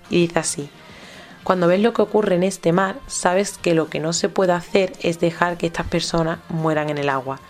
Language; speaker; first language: Spanish; native; Spanish